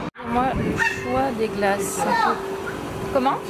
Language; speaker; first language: French; native; French